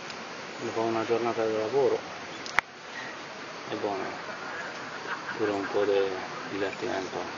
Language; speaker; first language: Italian; non-native, learner; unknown